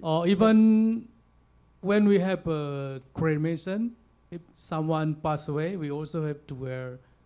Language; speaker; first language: English; non-native, fluent; Balinese